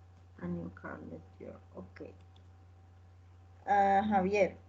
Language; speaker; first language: English; non-native, learner; Spanish